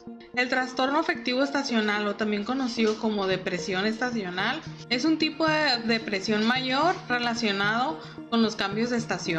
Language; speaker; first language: Spanish; native; Spanish